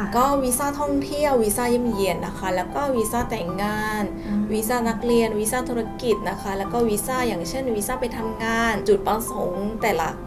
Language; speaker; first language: Thai; non-native, fluent; Korean